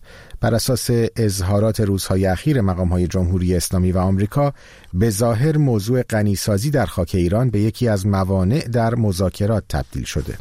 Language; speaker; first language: Persian; native; Persian